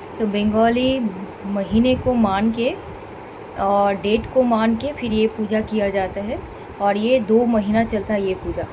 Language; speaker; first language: Hindi; non-native, local second language; Bangla